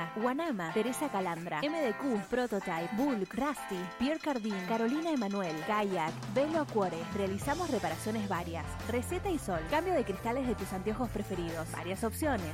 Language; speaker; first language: Spanish; native; Spanish